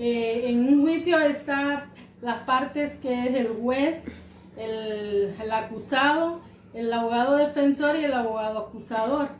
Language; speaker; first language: Spanish; native; Spanish